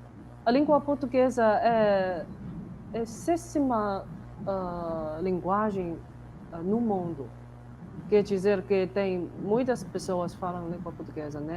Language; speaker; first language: Portuguese; non-native, fluent; Chinese